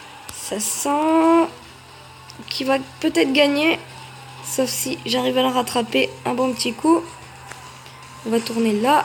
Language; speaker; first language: French; native; French